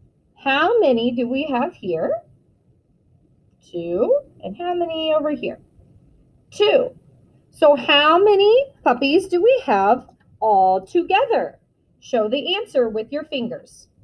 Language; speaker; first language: English; native; English